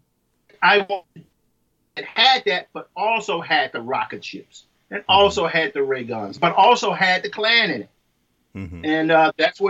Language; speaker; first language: English; native; English